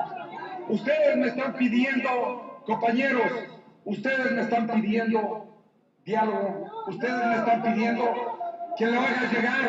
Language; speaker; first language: Spanish; native; Spanish